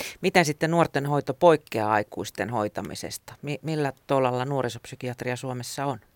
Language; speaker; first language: Finnish; native; Finnish